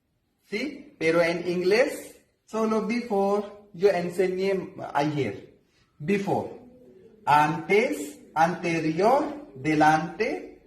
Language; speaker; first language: Spanish; non-native, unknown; Hindi